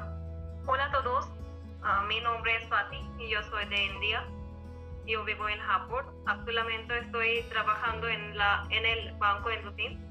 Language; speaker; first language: Spanish; non-native, learner; Hindi